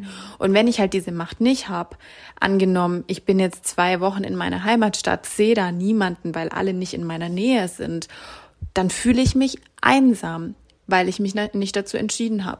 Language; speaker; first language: German; native; German